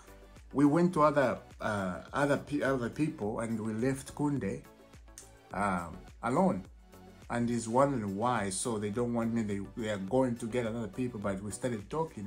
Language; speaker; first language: English; non-native, fluent; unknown